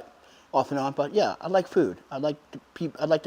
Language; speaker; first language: English; native; English